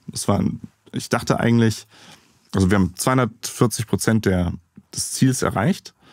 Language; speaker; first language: German; native; German